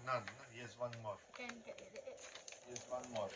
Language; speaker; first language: English; non-native, learner; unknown